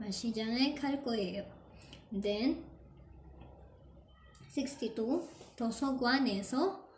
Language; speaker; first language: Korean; non-native, fluent; Filipino